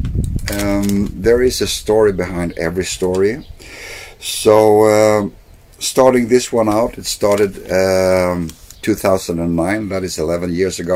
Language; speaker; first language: English; non-native, fluent; Swedish